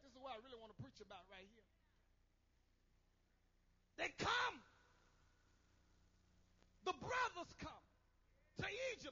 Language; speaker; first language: English; native; English